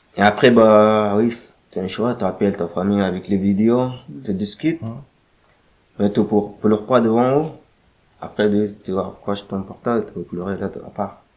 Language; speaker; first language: French; non-native, learner; Arabic